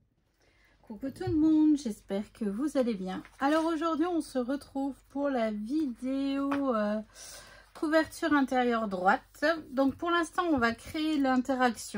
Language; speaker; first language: French; native; French